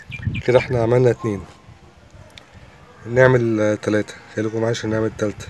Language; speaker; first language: Arabic; native; Arabic